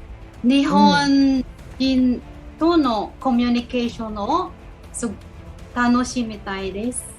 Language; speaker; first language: Japanese; non-native, local second language; Filipino